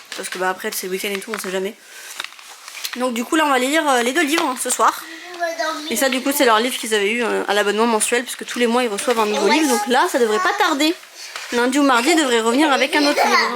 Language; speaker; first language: French; native; French